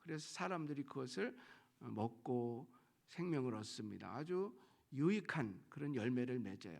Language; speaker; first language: Korean; native; Korean